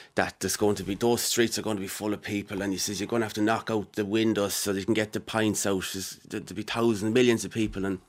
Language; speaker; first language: English; native; English